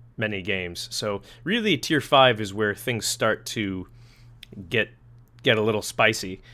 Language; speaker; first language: English; native; English